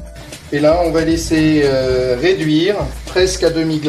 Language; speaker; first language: French; native; French